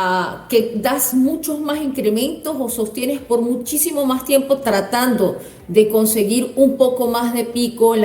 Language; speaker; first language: Spanish; native; Spanish